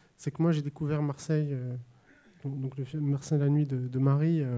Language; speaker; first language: French; native; French